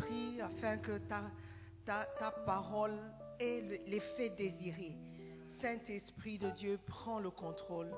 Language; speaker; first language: French; non-native, fluent; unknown